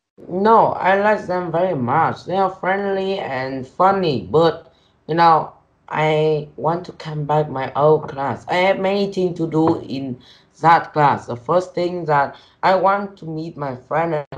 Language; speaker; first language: English; non-native, learner; Vietnamese